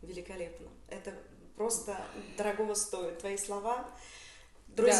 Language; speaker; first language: Russian; native; Russian